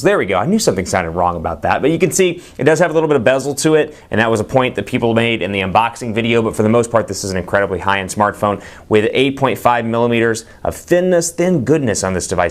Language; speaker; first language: English; native; English